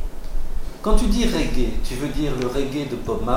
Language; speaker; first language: French; non-native, fluent; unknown